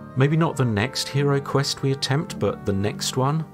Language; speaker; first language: English; native; English